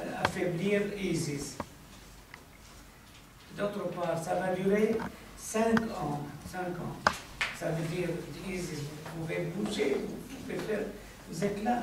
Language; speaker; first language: French; non-native, fluent; Arabic